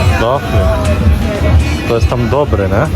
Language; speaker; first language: Polish; non-native, learner; Portuguese